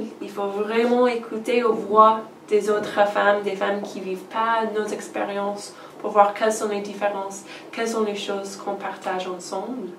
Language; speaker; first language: French; non-native, fluent; English